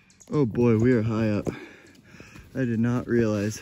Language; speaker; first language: English; native; English